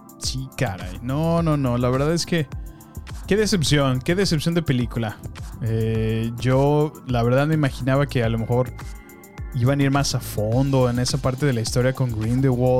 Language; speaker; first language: Spanish; native; Spanish